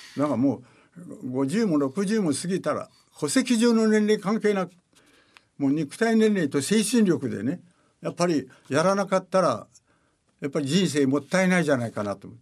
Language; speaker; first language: Japanese; native; Japanese